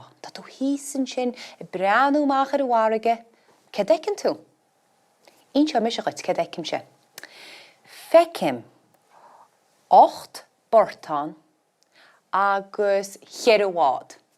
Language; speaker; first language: Irish; native; Irish